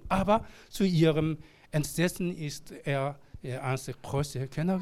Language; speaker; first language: German; non-native, learner; Korean